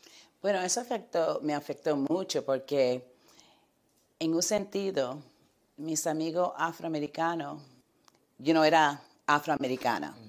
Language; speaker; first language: Spanish; early bilingual, heritage; Spanish